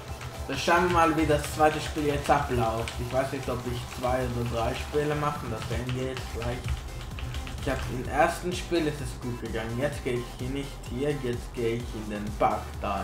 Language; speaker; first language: German; non-native, learner; Italian